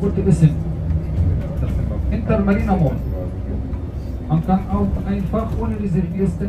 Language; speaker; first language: German; non-native, fluent; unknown